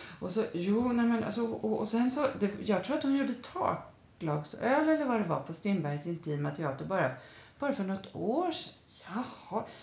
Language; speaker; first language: Swedish; native; Swedish